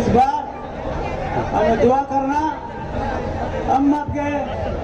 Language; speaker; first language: Hindi; non-native, local second language; Kannada